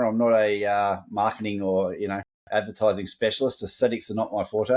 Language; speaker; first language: English; native; English